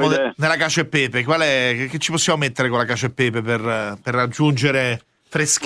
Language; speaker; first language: Italian; native; Italian